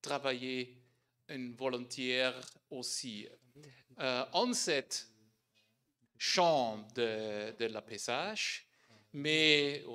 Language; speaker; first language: French; non-native, fluent; German